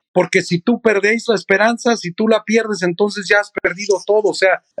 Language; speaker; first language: Spanish; native; Spanish